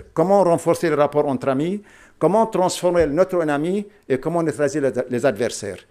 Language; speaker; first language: French; non-native, local second language; Arabic